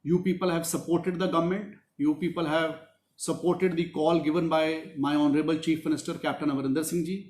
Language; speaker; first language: English; non-native, local second language; Punjabi